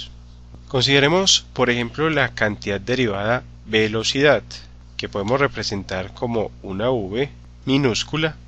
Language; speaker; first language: Spanish; native; Spanish